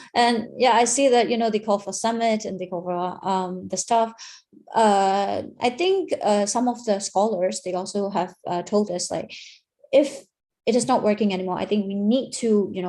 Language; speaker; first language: English; non-native, fluent; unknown